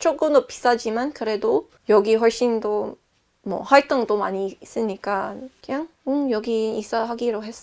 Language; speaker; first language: Korean; non-native, fluent; English